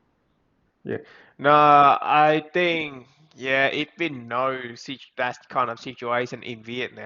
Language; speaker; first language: English; non-native, fluent; Vietnamese